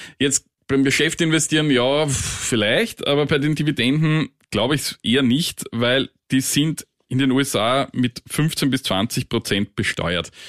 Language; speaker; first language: German; native; German